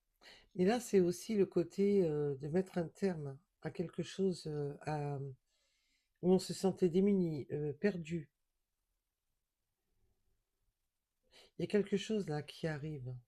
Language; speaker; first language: French; native; French